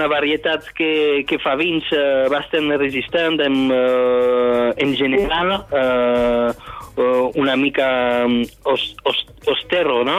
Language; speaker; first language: Catalan; non-native, fluent; French